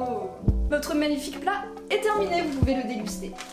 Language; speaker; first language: French; native; French